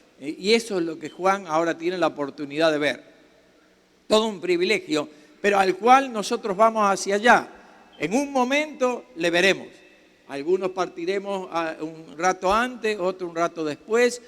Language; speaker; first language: Spanish; native; Spanish